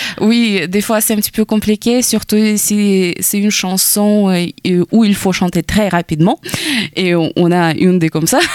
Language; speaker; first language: French; non-native, fluent; Ukrainian